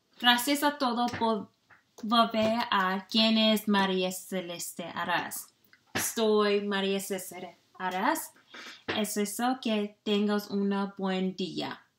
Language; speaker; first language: Spanish; non-native, learner; English